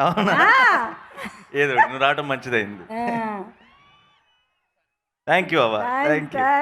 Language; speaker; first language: Telugu; native; Telugu